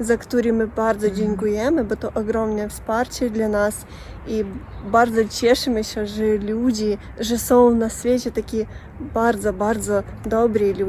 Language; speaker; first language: Polish; non-native, learner; Russian